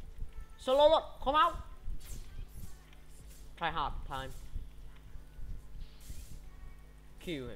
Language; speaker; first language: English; non-native, learner; Vietnamese